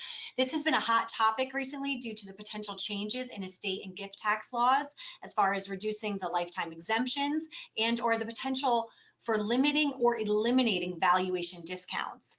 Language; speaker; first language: English; native; English